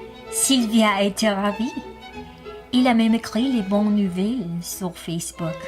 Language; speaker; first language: French; non-native, learner; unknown